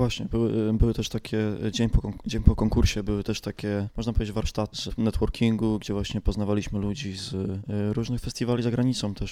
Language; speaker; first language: Polish; native; Polish